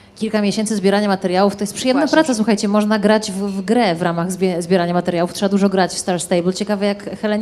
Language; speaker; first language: Polish; native; Polish